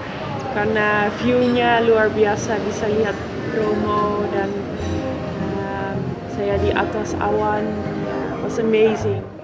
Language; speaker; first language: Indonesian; non-native, fluent; Dutch